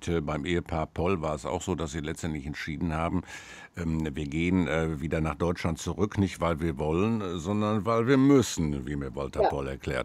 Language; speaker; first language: German; native; German